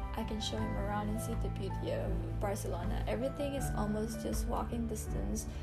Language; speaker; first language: English; non-native, local second language; Bikol